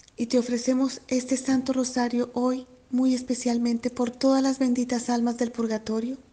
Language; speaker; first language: Spanish; native; Spanish